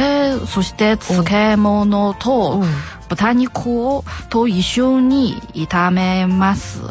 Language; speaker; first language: Japanese; non-native, learner; Chinese